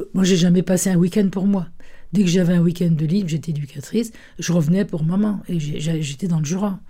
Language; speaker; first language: French; early bilingual, other home language; Italian